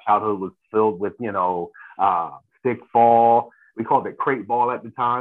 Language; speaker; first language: English; native; English